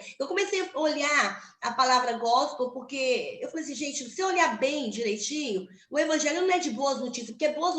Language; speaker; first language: Portuguese; native; Portuguese